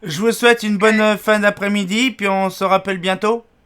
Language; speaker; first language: French; native; French